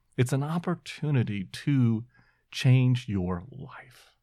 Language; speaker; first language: English; native; English